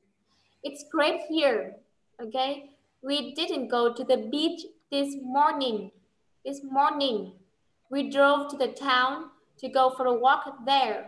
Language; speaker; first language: English; non-native, fluent; Vietnamese